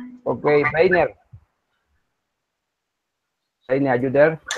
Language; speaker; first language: English; non-native, learner; Spanish